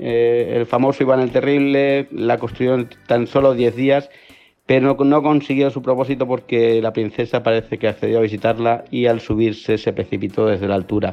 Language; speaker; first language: Spanish; native; Spanish